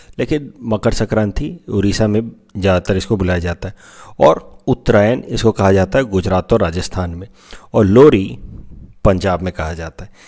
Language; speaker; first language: Hindi; non-native, local second language; Assamese